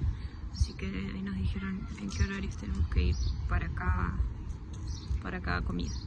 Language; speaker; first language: Spanish; native; Spanish